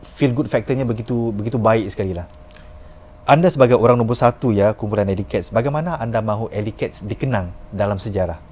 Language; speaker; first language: Malay; native; Malay